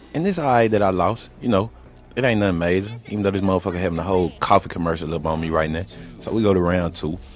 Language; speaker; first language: English; native; English